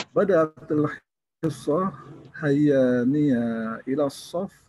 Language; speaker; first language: Arabic; non-native, learner; Indonesian